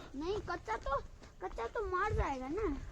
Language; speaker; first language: Hindi; non-native, local second language; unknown